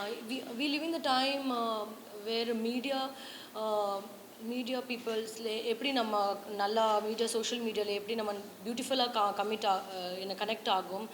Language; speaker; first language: Tamil; non-native, learner; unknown